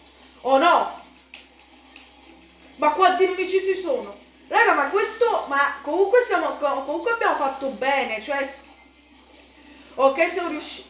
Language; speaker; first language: Italian; native; Italian